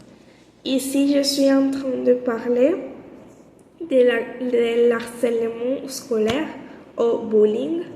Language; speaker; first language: French; non-native, learner; Spanish